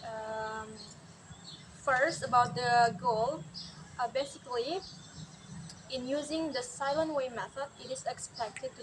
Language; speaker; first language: English; non-native, learner; Indonesian